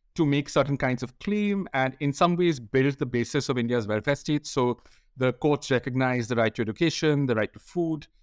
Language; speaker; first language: English; non-native, local second language; Hindi